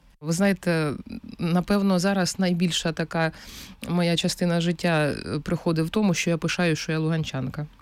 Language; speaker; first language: Ukrainian; native; Ukrainian